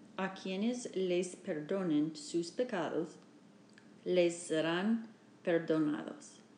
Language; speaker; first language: Spanish; non-native, learner; English